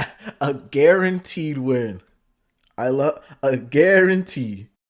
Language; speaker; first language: English; native; English